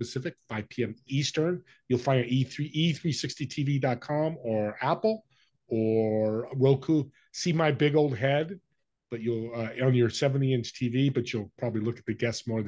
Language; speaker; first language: English; native; English